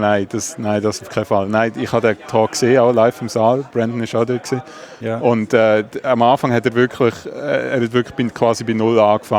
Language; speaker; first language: German; native; German